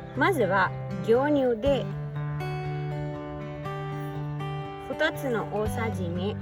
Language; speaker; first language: Japanese; non-native, fluent; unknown